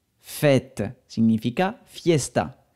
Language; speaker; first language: Spanish; non-native, fluent; French